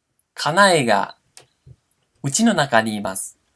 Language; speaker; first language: Japanese; non-native, fluent; Portuguese